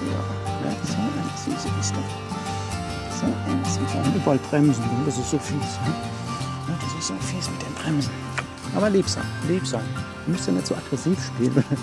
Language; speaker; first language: German; native; German